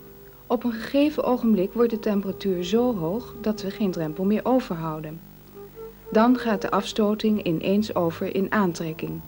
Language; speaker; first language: Dutch; native; Dutch